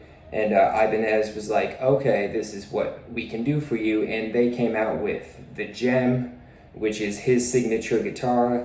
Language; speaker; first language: English; native; English